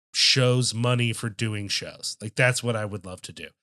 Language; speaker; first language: English; native; English